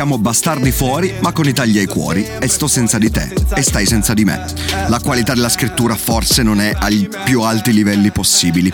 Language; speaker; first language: Italian; native; Italian